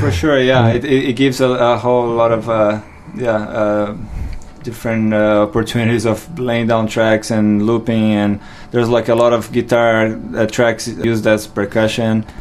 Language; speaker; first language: English; non-native, fluent; Portuguese